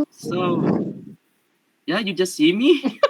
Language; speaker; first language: English; non-native, learner; Indonesian